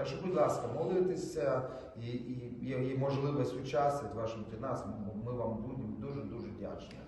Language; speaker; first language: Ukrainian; non-native, local second language; Russian